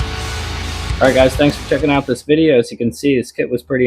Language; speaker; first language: English; native; English